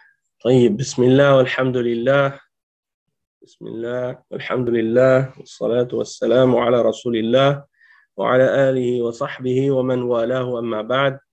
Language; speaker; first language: Arabic; non-native, fluent; French